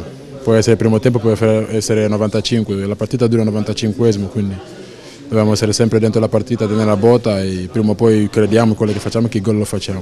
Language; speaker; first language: Italian; non-native, fluent; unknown